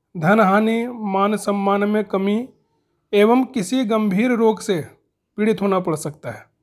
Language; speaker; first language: Hindi; native; Hindi